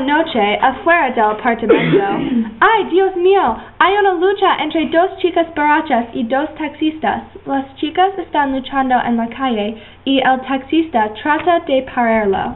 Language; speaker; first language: Spanish; non-native, learner; English